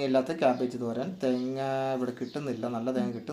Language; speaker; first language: Malayalam; native; Malayalam